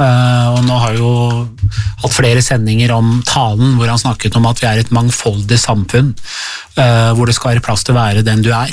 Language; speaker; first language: Norwegian; native; Norwegian